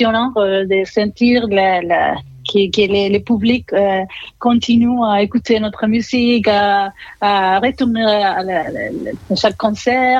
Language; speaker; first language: French; non-native, fluent; Spanish